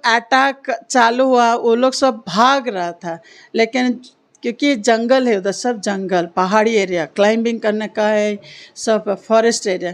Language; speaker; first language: Hindi; non-native, local second language; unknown